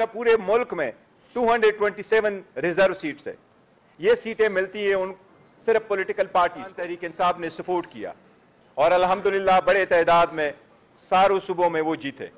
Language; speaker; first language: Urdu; non-native, local second language; Pashto